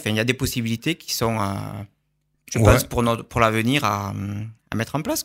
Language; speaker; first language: French; native; French